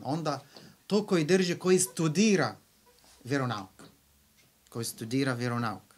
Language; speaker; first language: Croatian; non-native, learner; Arabic